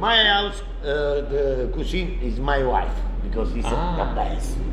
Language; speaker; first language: English; non-native, learner; Italian